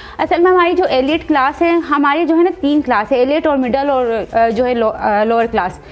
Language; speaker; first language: Urdu; non-native, local second language; Punjabi